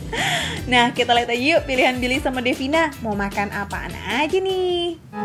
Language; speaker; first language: Indonesian; native; Indonesian